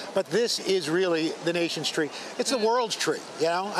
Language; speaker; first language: English; native; English